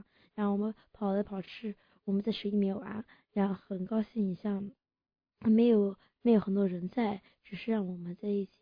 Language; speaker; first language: Chinese; early bilingual, heritage; English